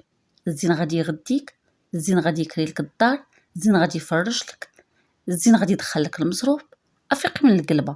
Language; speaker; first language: Arabic; native; Arabic